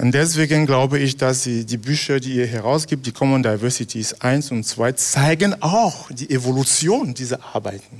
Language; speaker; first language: German; non-native, fluent; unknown